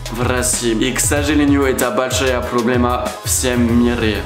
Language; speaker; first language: Russian; non-native, fluent; French